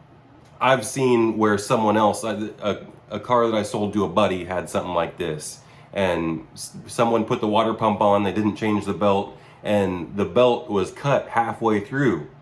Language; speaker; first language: English; native; English